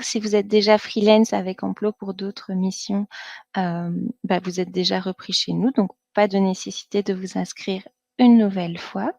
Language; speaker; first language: French; native; French